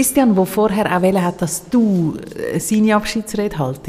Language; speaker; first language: German; native; German